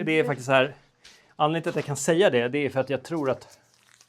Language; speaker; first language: Swedish; native; Swedish